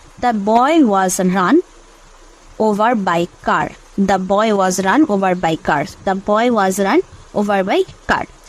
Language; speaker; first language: English; non-native, local second language; Bangla